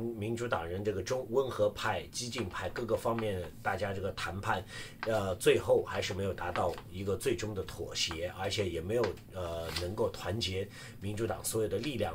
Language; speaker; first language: Chinese; native; Chinese